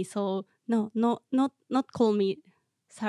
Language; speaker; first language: English; non-native, learner; Japanese